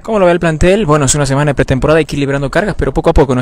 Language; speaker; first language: Spanish; native; Spanish